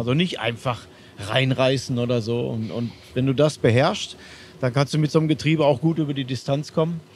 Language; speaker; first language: German; native; German